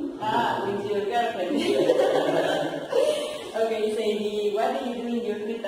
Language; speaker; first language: English; non-native, learner; Spanish